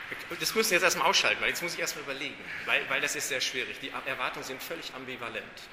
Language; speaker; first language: German; native; German